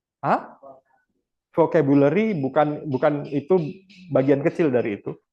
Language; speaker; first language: Indonesian; non-native, local second language; Achinese